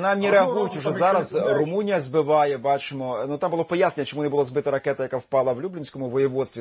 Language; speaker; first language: Ukrainian; native; Ukrainian